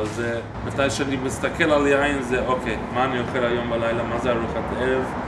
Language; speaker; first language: Hebrew; non-native, fluent; English